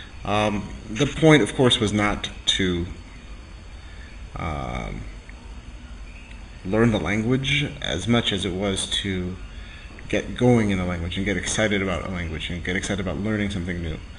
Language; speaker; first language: English; native; English